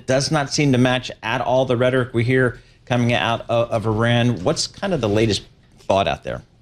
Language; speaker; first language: English; native; English